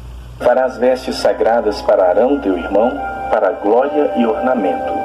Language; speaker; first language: Portuguese; native; Portuguese